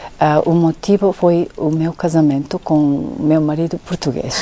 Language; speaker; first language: Portuguese; non-native, fluent; Japanese